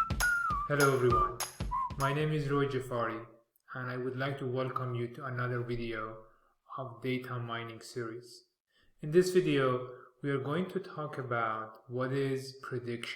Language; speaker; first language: English; non-native, fluent; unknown